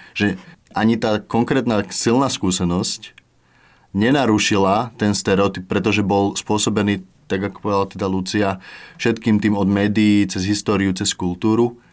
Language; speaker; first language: Slovak; native; Slovak